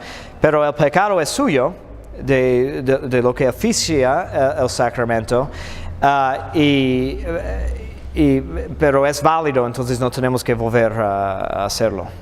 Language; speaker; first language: Spanish; non-native, fluent; English